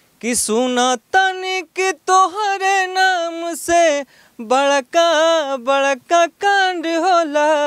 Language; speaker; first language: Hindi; non-native, local second language; Bhojpuri